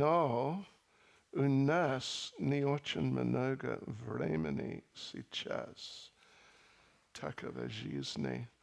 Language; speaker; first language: Russian; non-native, learner; English